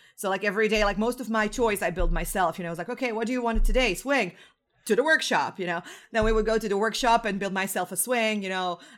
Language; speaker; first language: English; non-native, fluent; Croatian